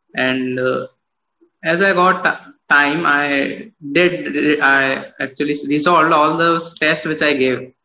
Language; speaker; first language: English; non-native, local second language; Hindi